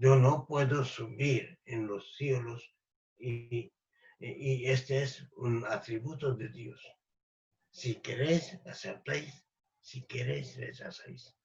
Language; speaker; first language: Spanish; non-native, fluent; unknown